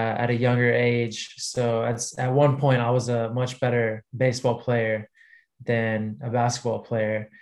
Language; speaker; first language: English; native; English